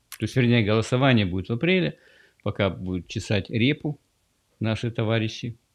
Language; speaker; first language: Russian; native; Russian